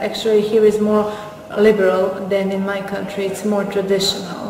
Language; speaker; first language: English; non-native, fluent; Serbian